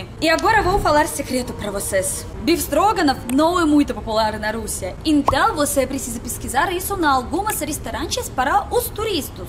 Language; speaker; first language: Portuguese; non-native, learner; Russian